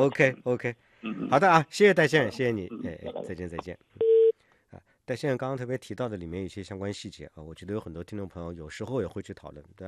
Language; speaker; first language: Chinese; native; Chinese